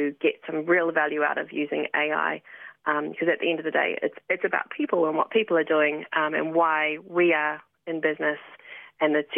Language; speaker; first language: English; native; English